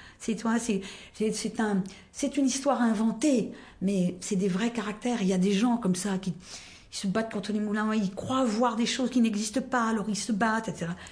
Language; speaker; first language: French; native; French